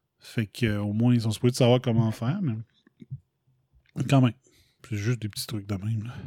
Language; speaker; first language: French; native; French